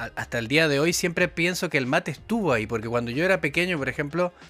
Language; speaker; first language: Spanish; native; Spanish